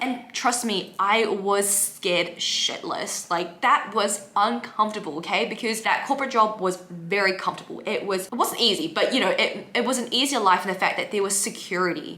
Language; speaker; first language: English; native; English